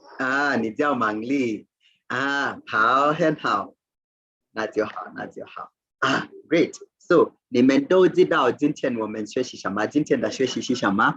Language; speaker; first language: Chinese; non-native, fluent; Swahili